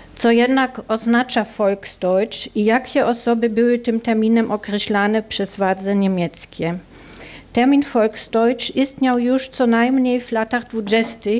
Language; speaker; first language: Polish; non-native, fluent; German